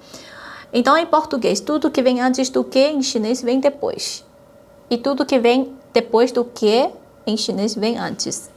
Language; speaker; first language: Portuguese; non-native, fluent; Chinese